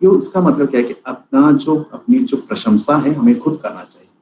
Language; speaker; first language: Hindi; non-native, local second language; Malayalam